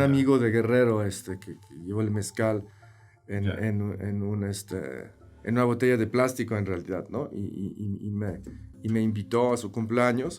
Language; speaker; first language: Spanish; non-native, fluent; Polish